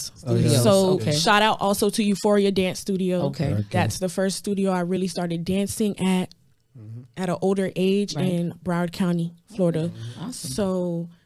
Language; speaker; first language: English; native; English